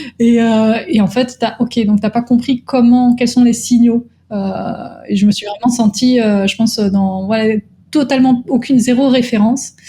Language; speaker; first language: French; native; French